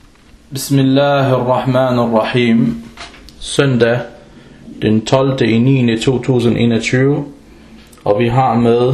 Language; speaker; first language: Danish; non-native, fluent; Arabic